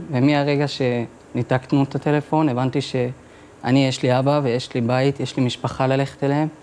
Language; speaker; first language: Hebrew; native; Hebrew